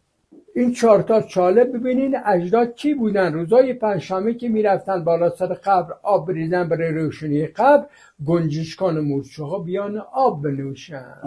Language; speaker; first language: Persian; native; Persian